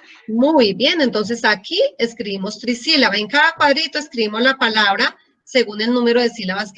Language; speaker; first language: Spanish; native; Spanish